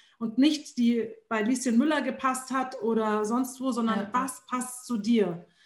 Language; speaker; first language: German; early bilingual, other home language; Arabic